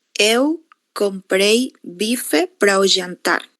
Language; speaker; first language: Portuguese; non-native, learner; Spanish